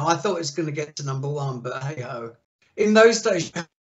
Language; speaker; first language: English; native; English